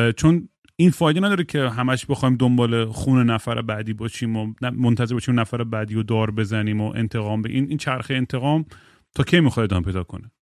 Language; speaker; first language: Persian; early bilingual, heritage; Persian